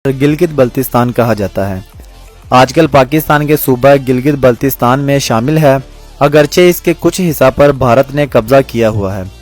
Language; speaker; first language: Urdu; non-native, local second language; Balti